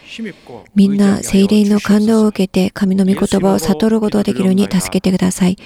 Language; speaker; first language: Japanese; non-native, learner; Korean